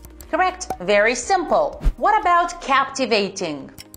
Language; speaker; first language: English; non-native, fluent; Romanian